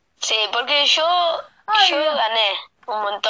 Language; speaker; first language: Spanish; early bilingual, heritage; Spanish